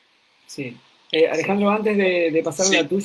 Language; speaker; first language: Spanish; native; Spanish